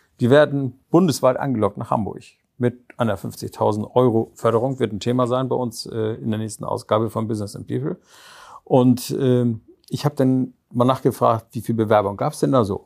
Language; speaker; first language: German; native; German